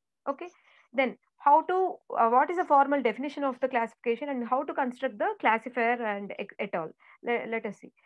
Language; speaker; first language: English; non-native, local second language; Telugu